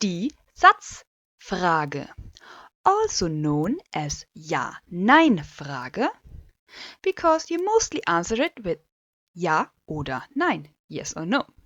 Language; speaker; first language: German; non-native, fluent; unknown